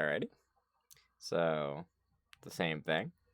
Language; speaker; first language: English; native; English